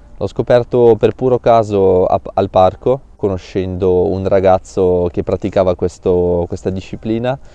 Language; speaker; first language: Italian; early bilingual, other home language; Russian